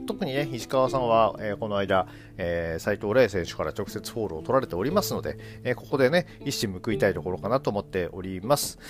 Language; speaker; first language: Japanese; native; Japanese